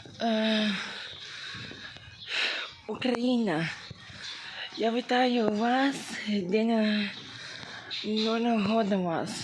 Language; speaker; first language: Ukrainian; non-native, local second language; Russian